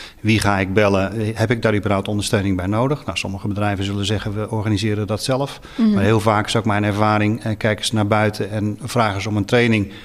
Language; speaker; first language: Dutch; native; Dutch